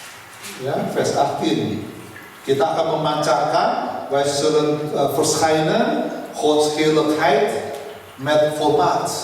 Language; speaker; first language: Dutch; non-native, learner; Indonesian